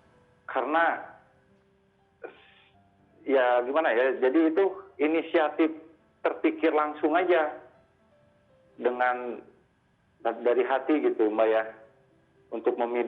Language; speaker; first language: Indonesian; native; Indonesian